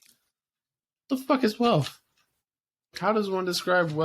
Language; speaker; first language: English; native; English